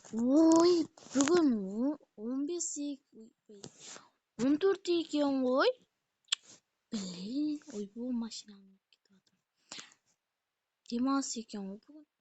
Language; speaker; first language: Kazakh; native; Kazakh